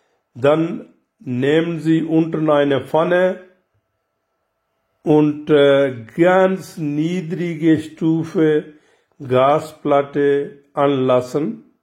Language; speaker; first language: German; non-native, learner; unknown